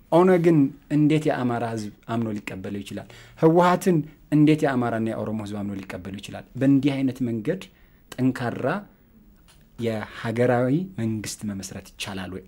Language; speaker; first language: Amharic; native; Amharic